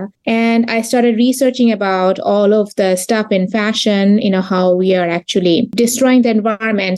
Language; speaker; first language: English; non-native, local second language; Bangla